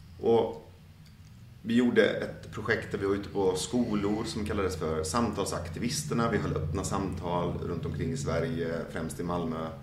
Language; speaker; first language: Swedish; early bilingual, other home language; Persian